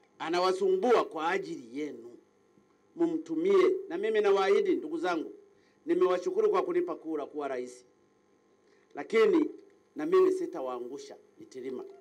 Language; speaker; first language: Swahili; native; Swahili